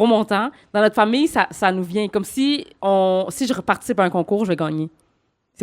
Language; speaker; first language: French; native; French